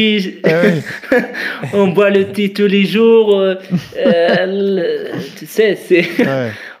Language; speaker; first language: French; non-native, learner; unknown